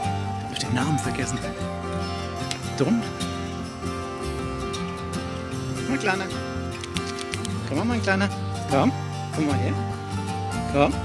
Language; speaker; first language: German; native; German